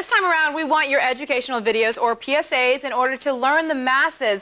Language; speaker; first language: English; native; English